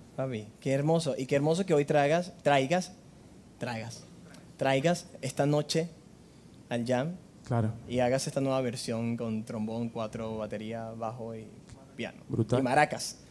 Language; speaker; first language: Spanish; native; Spanish